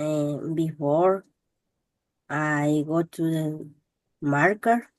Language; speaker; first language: English; non-native, learner; Spanish